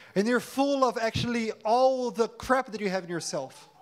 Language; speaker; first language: English; non-native, fluent; Portuguese